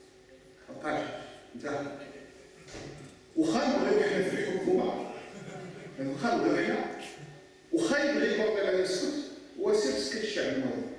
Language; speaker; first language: Arabic; native; Arabic